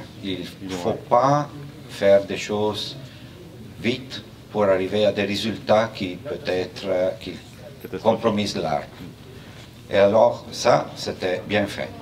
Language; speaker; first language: French; non-native, fluent; Italian